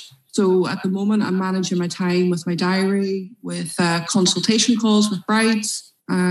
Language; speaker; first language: English; native; English